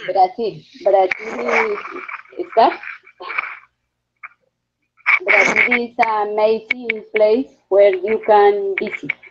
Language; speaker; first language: English; non-native, learner; Spanish